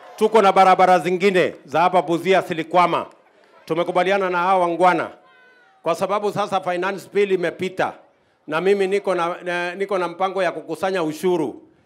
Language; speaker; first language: Swahili; non-native, local second language; Kalenjin